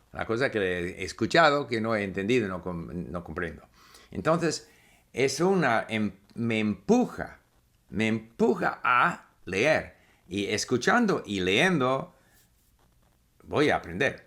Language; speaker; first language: Spanish; non-native, fluent; English